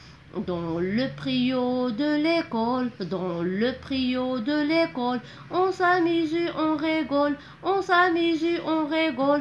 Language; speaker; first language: French; non-native, local second language; Arabic